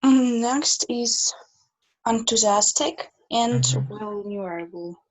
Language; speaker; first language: English; non-native, learner; Russian